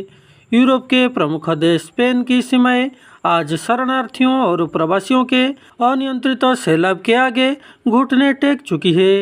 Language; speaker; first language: Hindi; non-native, local second language; Odia